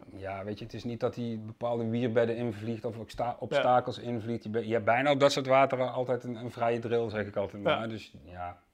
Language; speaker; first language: Dutch; native; Dutch